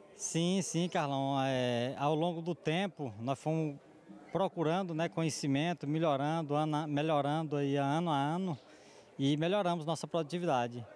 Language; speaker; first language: Portuguese; native; Portuguese